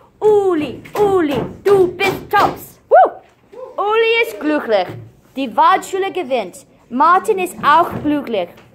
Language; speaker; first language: German; non-native, fluent; English